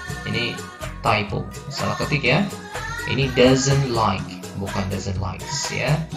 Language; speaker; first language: English; non-native, fluent; Indonesian